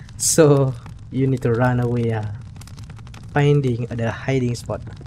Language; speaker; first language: English; non-native, local second language; Malay